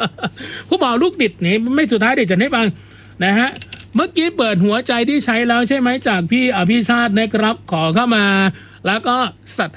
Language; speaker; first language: Thai; non-native, local second language; Northeastern Thai